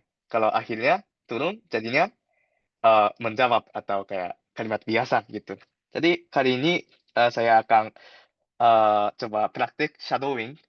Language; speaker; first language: Indonesian; non-native, fluent; Japanese